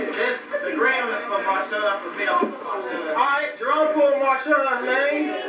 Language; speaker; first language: English; native; English